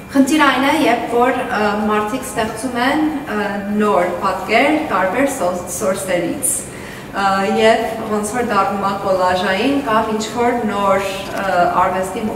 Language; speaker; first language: Armenian; early bilingual, heritage; Armenian